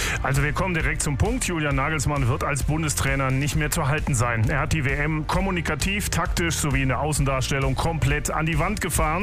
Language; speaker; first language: German; native; German